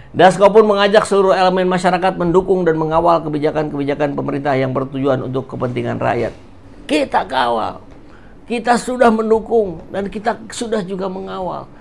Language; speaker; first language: Indonesian; native; Indonesian